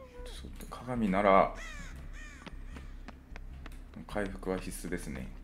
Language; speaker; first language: Japanese; native; Japanese